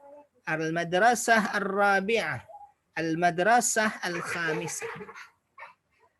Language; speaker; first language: Arabic; non-native, fluent; Indonesian